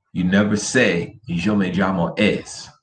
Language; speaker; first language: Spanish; non-native, fluent; English